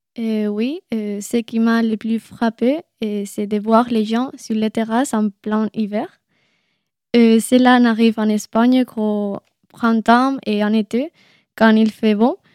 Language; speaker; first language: French; non-native, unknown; Spanish